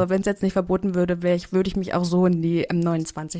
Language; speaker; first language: German; native; German